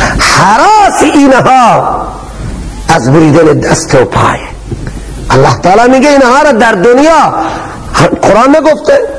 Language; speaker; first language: Persian; non-native, local second language; Baluchi